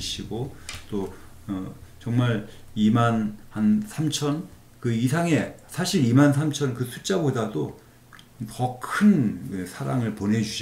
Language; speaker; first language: Korean; native; Korean